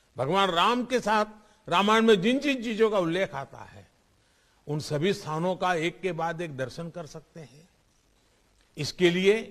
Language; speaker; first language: Hindi; non-native, local second language; Gujarati